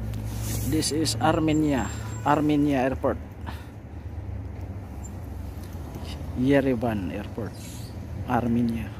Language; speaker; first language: English; non-native, local second language; Filipino